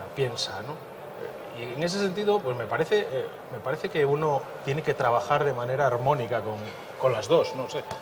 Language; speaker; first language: Spanish; native; Spanish